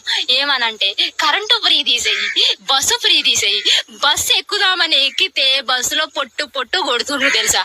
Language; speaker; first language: Telugu; native; Telugu